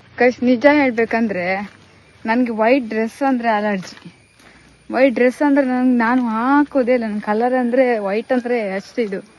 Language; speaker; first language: Kannada; non-native, local second language; Tulu